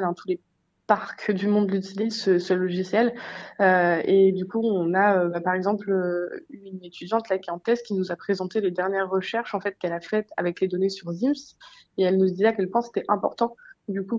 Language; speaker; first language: French; native; French